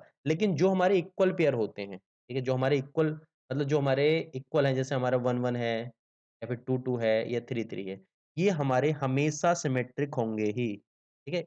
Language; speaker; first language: Hindi; native; Hindi